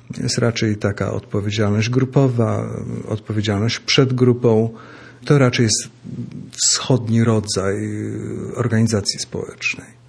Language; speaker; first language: Polish; native; Polish